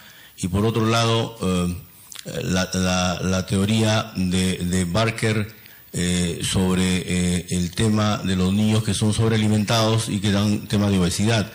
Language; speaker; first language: Spanish; native; Spanish